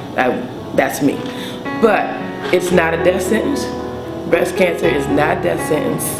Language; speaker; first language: English; native; English